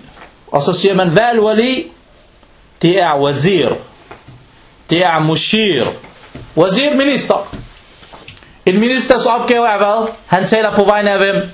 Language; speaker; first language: Danish; non-native, local second language; Arabic